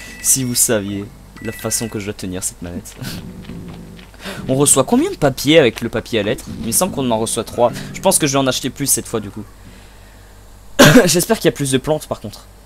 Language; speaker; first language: French; native; French